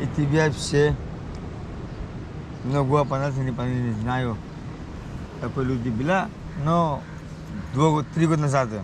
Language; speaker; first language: Russian; non-native, learner; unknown